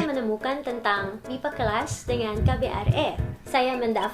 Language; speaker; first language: Indonesian; non-native, fluent; Filipino